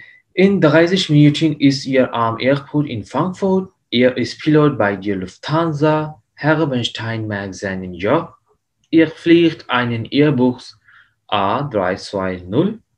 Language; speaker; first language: German; non-native, learner; Hindi